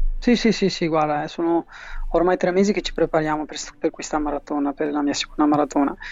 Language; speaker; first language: Italian; early bilingual, other home language; Tigrinya